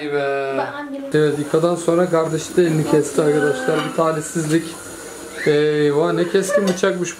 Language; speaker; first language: Turkish; native; Turkish